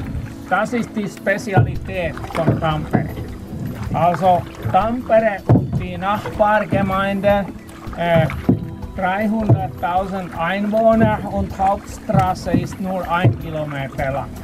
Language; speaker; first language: German; non-native, learner; Finnish